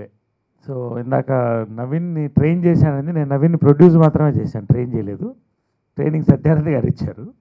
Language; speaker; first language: Telugu; native; Telugu